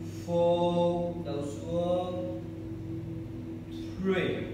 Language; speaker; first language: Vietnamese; non-native, learner; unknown